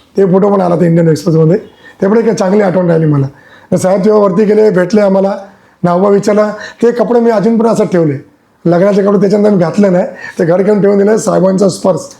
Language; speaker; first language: Marathi; non-native, local second language; Gujarati